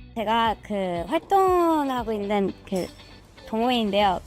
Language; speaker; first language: Korean; non-native, fluent; English